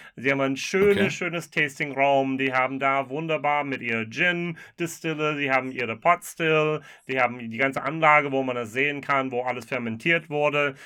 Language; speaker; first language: German; non-native, fluent; English